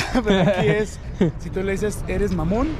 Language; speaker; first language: Spanish; native; Spanish